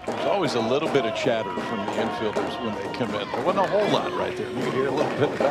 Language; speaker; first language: English; native; English